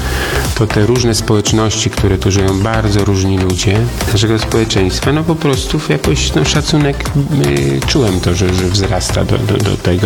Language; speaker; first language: Polish; native; Polish